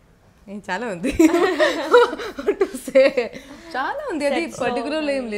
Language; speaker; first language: Telugu; non-native, learner; Malayalam